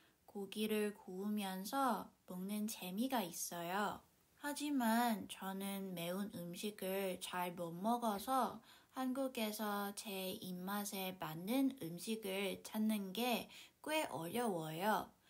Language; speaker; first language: Korean; non-native, fluent; Cantonese